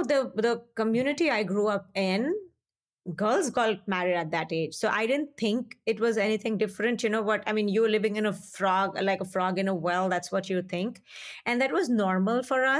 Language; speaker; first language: English; non-native, local second language; Hindi